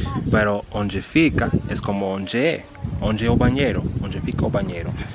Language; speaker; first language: Portuguese; non-native, learner; English